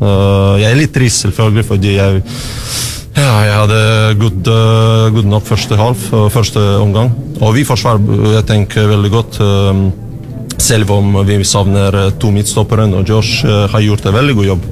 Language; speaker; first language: Norwegian; non-native, learner; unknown